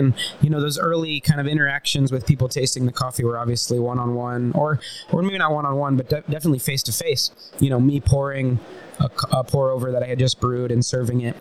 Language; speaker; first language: English; native; English